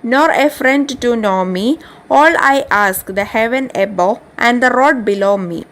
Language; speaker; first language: English; non-native, local second language; Malayalam